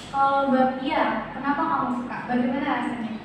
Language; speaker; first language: Indonesian; native; Indonesian